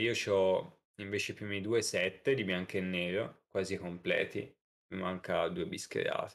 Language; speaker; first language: Italian; native; Italian